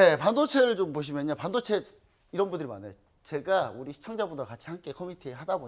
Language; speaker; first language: Korean; native; Korean